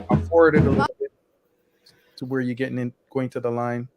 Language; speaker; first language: English; native; English